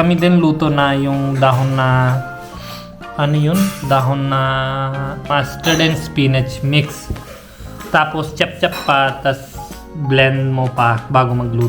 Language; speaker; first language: Filipino; non-native, learner; Punjabi